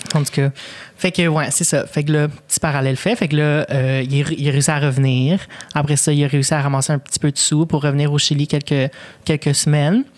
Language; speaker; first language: French; early bilingual, other home language; Spanish